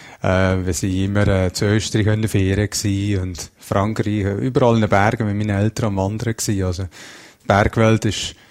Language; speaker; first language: German; non-native, local second language; Dutch